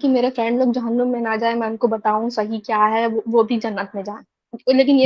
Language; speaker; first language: Hindi; native; Hindi